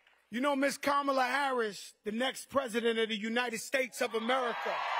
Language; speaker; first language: English; native; English